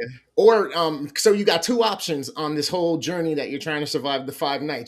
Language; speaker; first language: English; native; English